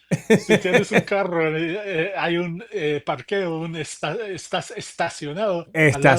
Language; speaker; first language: Spanish; early bilingual, heritage; English